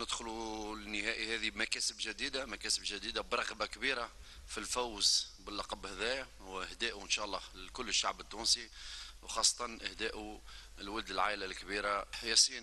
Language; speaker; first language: Arabic; native; Arabic